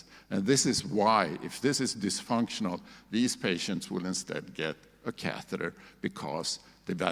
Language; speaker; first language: English; non-native, fluent; Swedish